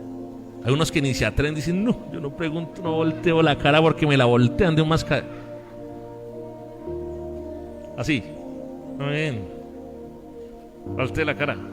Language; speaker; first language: Spanish; native; Spanish